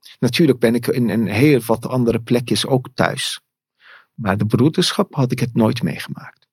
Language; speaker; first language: Dutch; non-native, fluent; Persian